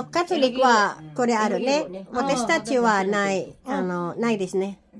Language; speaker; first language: Japanese; non-native, learner; Filipino